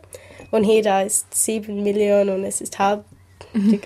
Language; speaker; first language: German; non-native, learner; English